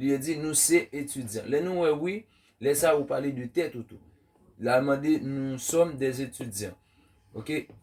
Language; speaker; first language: French; non-native, local second language; Haitian Creole